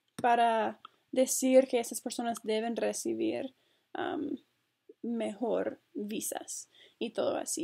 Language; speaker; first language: Spanish; non-native, fluent; English